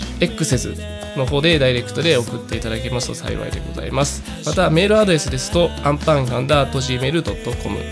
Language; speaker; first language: Japanese; native; Japanese